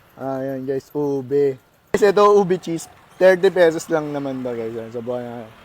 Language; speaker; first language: Filipino; native; Filipino